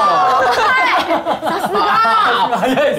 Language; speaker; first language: Japanese; non-native, learner; Chinese